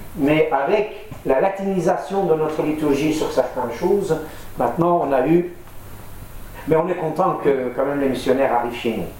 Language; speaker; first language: French; non-native, local second language; Assyrian Neo-Aramaic